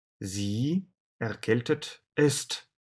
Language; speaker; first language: German; non-native, learner; Russian